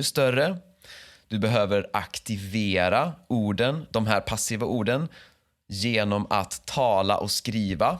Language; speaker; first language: Swedish; native; Swedish